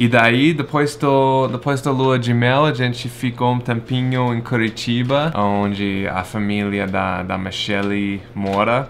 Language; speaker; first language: Portuguese; non-native, fluent; English